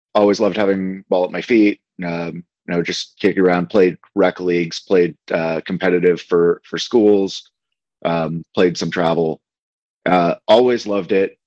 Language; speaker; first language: English; native; English